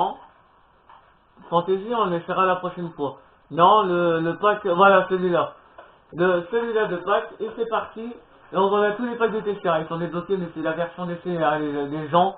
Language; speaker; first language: French; native; French